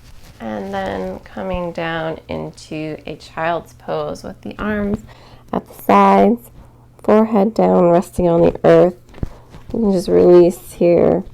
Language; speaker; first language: English; native; English